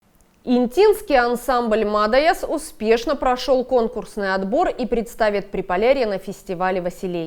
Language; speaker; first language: Russian; native; Russian